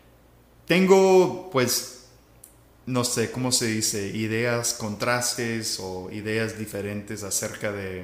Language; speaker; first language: Spanish; non-native, fluent; English